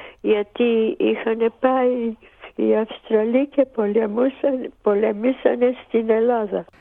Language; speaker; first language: Greek; early bilingual, heritage; Greek